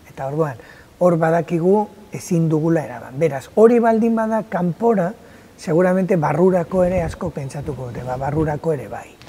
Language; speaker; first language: Basque; native; Basque